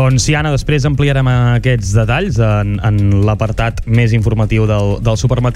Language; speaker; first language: Catalan; native; Catalan